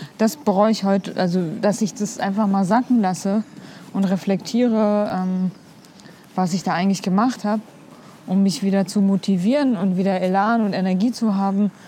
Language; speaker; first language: German; early bilingual, other home language; Kurdish